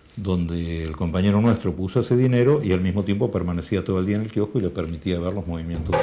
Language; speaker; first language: Spanish; native; Spanish